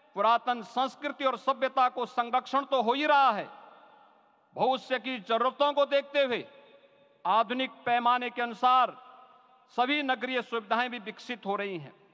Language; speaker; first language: Hindi; native; Hindi